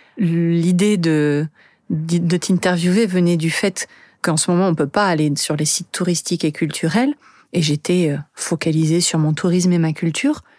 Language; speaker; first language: French; native; French